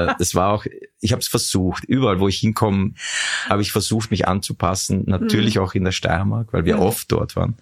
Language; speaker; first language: German; early bilingual, other home language; Arabic